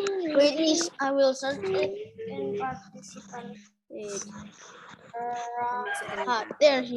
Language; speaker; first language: English; non-native, learner; Indonesian